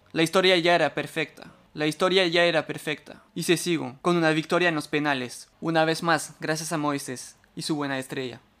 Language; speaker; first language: Spanish; non-native, fluent; French